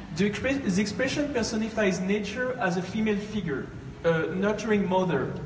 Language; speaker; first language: English; non-native, fluent; French